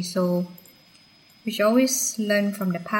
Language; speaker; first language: English; non-native, local second language; Chinese